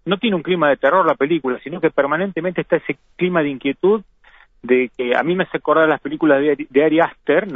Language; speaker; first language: Spanish; native; Spanish